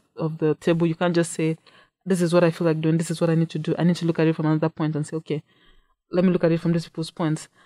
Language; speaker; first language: English; non-native, local second language; Yoruba